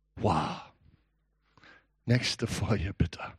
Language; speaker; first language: German; non-native, learner; English